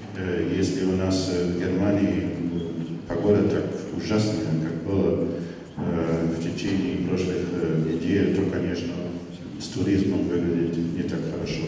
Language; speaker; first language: Russian; non-native, fluent; German